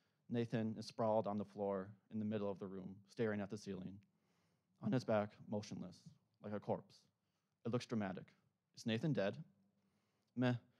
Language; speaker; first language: English; native; English